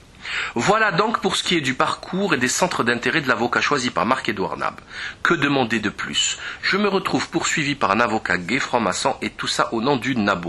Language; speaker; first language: French; native; French